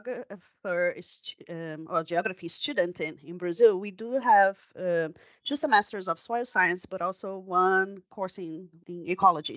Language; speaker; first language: English; non-native, fluent; Portuguese